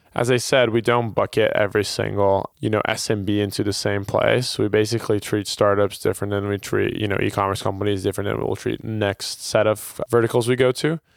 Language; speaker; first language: English; non-native, fluent; Portuguese